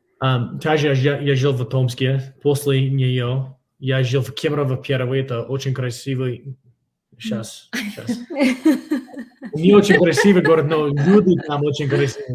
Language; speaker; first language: Russian; non-native, fluent; English